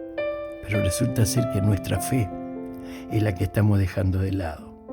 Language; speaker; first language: Spanish; native; Spanish